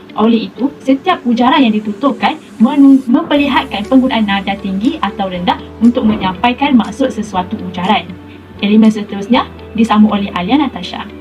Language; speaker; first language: Malay; native; Malay